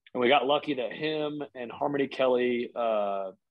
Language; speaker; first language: English; native; English